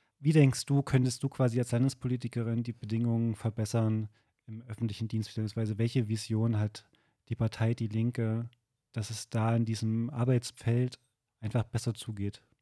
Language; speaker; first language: German; native; German